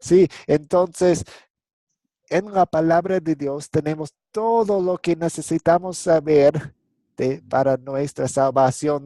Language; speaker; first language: Spanish; non-native, fluent; English